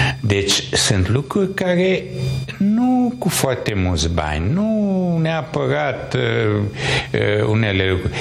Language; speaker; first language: Romanian; non-native, local second language; Hungarian